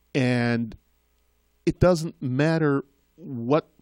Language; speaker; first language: English; native; English